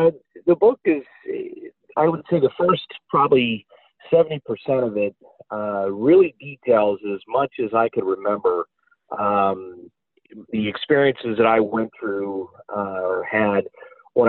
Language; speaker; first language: English; native; English